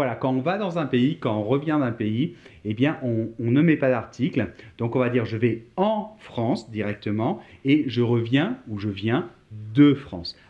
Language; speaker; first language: French; native; French